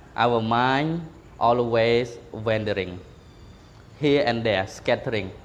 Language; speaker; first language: English; non-native, fluent; Khmer